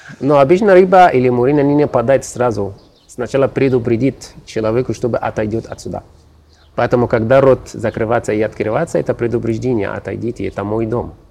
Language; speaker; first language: Russian; non-native, learner; Arabic